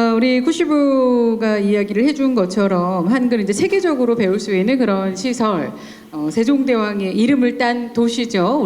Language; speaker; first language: Korean; native; Korean